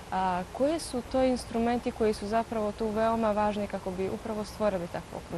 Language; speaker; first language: Bosnian; native; Bosnian